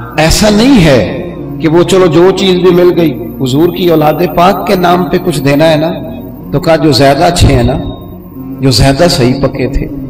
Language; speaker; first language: Urdu; non-native, local second language; Punjabi